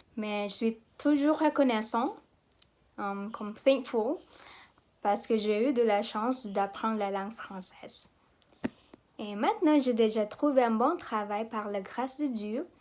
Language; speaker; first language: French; non-native, learner; Pampanga